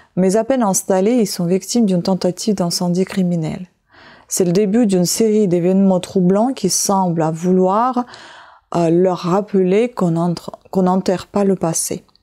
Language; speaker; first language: French; native; French